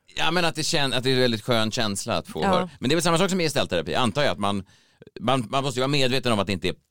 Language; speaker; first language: Swedish; native; Swedish